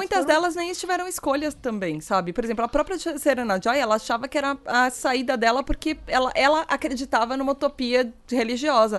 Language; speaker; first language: Portuguese; native; Portuguese